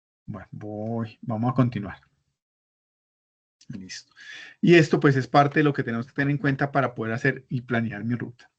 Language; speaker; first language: Spanish; native; Spanish